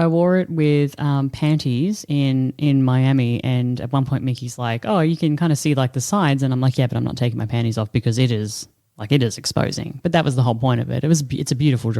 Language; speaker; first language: English; native; English